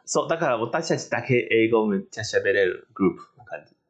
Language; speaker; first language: Japanese; non-native, fluent; Chinese